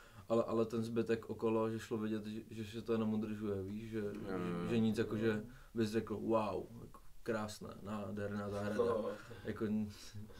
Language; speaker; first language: Czech; native; Czech